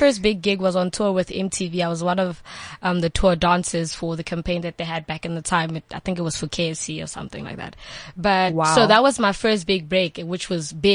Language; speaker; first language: English; non-native, local second language; Northern Sotho